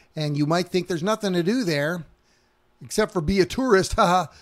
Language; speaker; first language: English; native; English